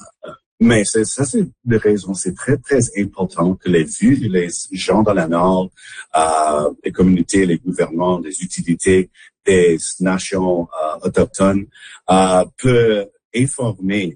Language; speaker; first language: French; non-native, local second language; English